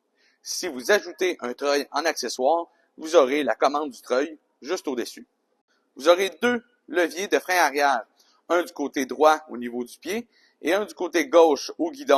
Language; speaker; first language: French; native; French